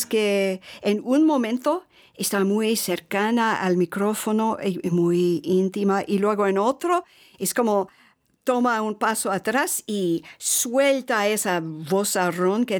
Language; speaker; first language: Spanish; non-native, fluent; English